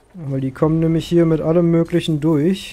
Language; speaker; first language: German; native; German